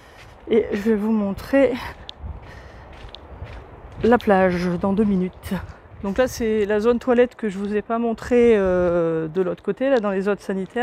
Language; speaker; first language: French; native; French